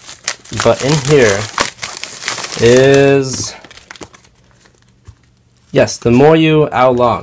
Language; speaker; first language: English; native; English